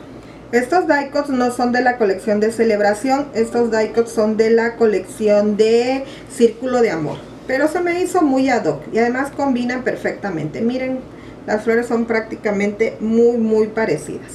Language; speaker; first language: Spanish; native; Spanish